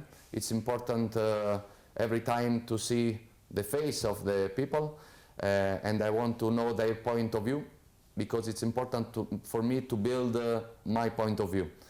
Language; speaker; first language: English; non-native, fluent; Italian